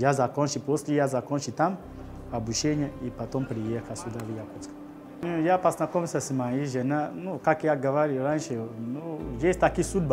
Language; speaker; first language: Russian; non-native, learner; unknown